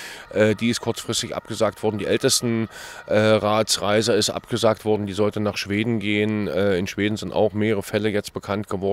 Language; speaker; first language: German; native; German